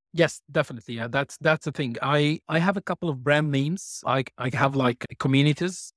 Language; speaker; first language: English; non-native, fluent; Arabic